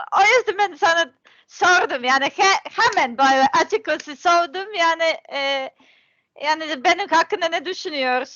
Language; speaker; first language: Turkish; non-native, learner; Serbian